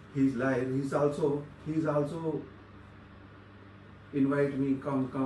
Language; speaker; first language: English; non-native, learner; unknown